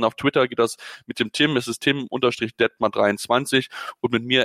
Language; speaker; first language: German; native; German